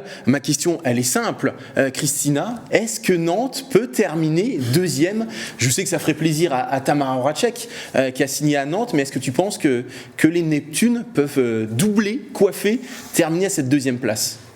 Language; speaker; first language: French; native; French